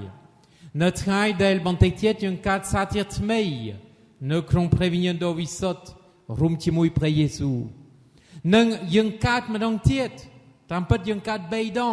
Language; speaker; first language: Khmer; non-native, fluent; French